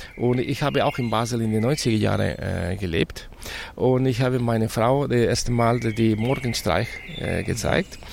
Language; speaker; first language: German; non-native, fluent; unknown